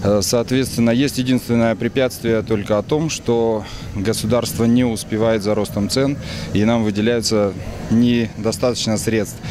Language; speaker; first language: Russian; native; Russian